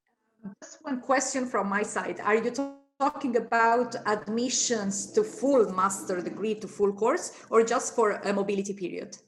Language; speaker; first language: English; non-native, fluent; Italian